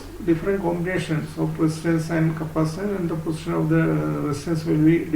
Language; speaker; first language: English; non-native, local second language; Malayalam